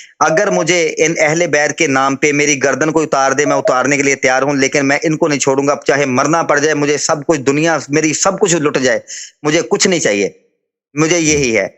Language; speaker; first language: Urdu; non-native, local second language; Punjabi